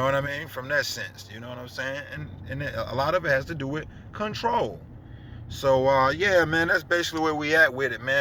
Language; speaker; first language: English; native; English